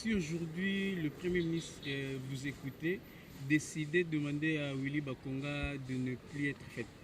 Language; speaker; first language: French; non-native, local second language; Lingala